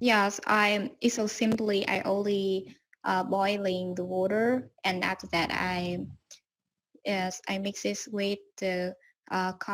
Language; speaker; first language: English; non-native, learner; Vietnamese